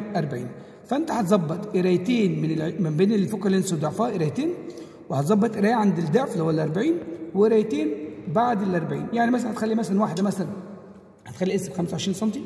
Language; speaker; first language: Arabic; native; Arabic